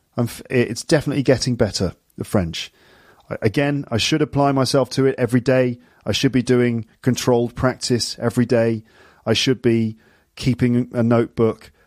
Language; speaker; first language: English; native; English